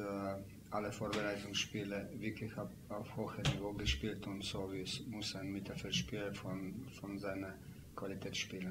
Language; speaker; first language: German; non-native, learner; Slovenian